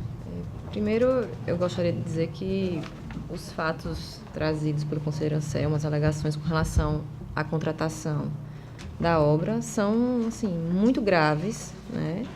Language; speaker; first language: Portuguese; native; Portuguese